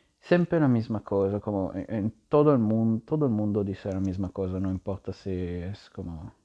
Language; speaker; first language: Spanish; non-native, learner; Italian